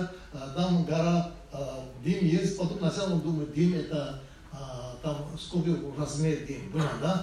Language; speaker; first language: Russian; non-native, fluent; Tibetan